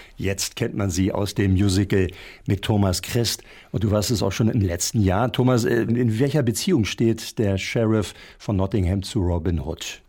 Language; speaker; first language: German; native; German